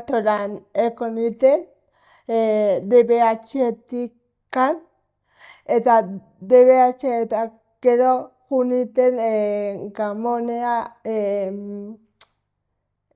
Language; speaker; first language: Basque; non-native, local second language; Spanish